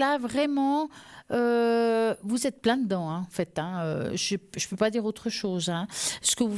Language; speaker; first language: French; native; French